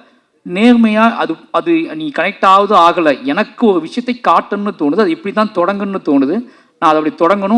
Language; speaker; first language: Tamil; native; Tamil